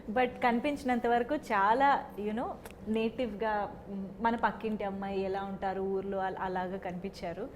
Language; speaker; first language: Telugu; native; Telugu